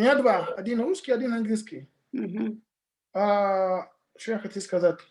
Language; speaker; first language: Russian; non-native, fluent; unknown